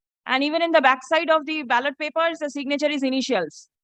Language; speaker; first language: English; non-native, local second language; Bangla